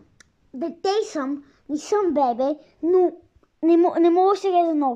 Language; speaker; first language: Bulgarian; native; Bulgarian